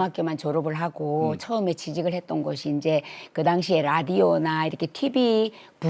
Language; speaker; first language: Korean; native; Korean